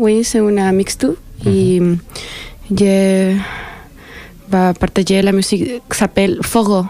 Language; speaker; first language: French; non-native, learner; Portuguese